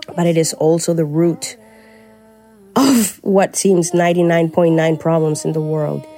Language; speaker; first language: English; non-native, fluent; Spanish